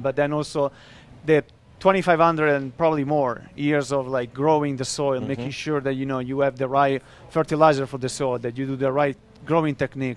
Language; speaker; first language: English; non-native, fluent; Italian